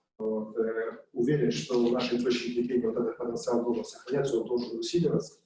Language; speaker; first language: Russian; native; Russian